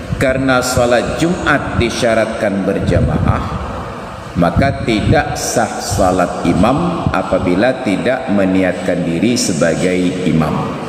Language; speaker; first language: Malay; non-native, local second language; Achinese